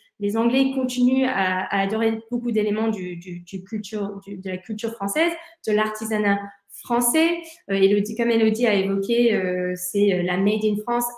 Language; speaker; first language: French; early bilingual, heritage; English